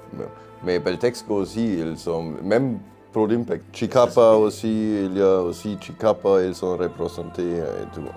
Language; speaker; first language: French; non-native, learner; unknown